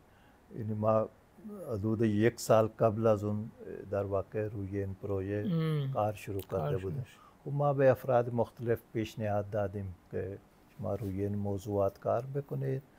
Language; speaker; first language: Persian; non-native, fluent; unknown